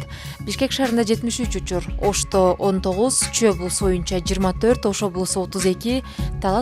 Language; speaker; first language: Kyrgyz; native; Kyrgyz